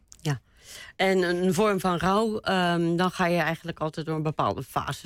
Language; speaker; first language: Dutch; native; Dutch